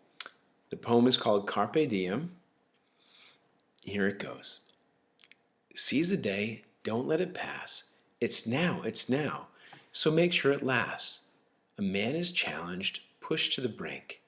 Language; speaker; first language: English; native; English